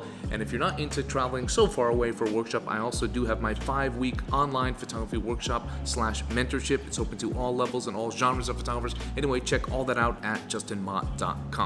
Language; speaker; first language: English; native; English